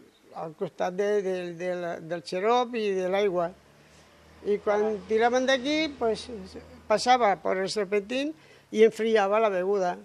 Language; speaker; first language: Catalan; non-native, local second language; Spanish